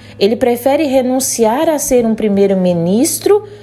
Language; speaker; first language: Portuguese; native; Portuguese